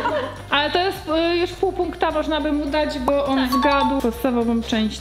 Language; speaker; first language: Polish; native; Polish